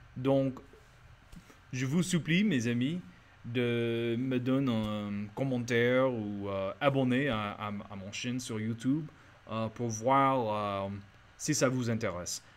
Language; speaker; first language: French; non-native, fluent; English